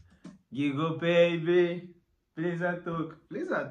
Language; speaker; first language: Bulgarian; non-native, learner; Macedonian